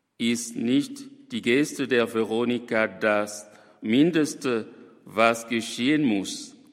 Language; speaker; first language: German; non-native, fluent; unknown